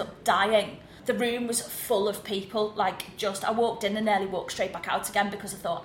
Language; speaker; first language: English; native; English